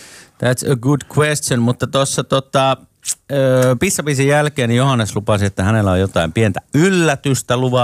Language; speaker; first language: Finnish; native; Finnish